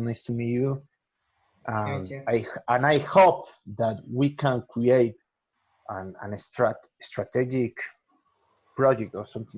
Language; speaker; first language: English; non-native, learner; Spanish